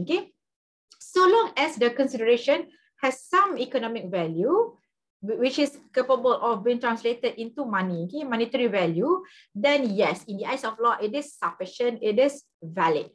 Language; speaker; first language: English; non-native, local second language; Malay